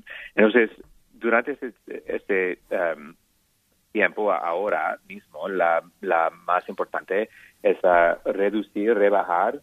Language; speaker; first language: Spanish; non-native, learner; English